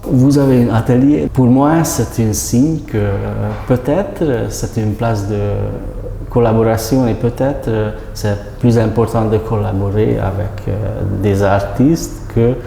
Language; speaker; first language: French; non-native, learner; Hungarian